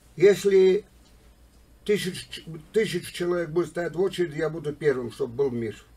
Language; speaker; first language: Russian; non-native, local second language; Armenian